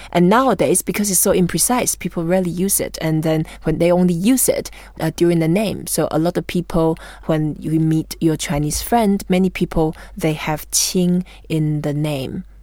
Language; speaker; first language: English; non-native, fluent; Chinese